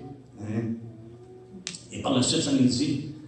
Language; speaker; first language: French; native; French